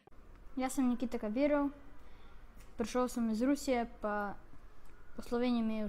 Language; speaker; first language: Slovenian; non-native, learner; Russian